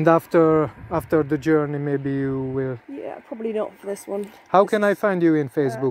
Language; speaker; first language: English; non-native, learner; Hungarian